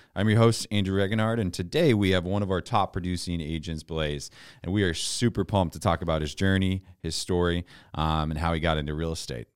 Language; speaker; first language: English; native; English